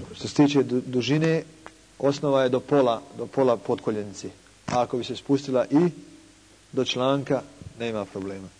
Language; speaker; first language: Bosnian; native; Bosnian